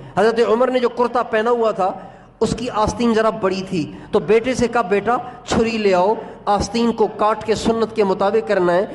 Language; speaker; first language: Urdu; non-native, local second language; Sindhi